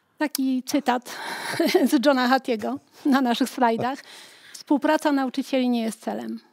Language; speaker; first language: Polish; native; Polish